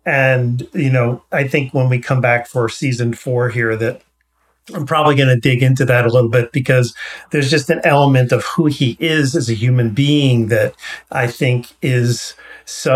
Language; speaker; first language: English; native; English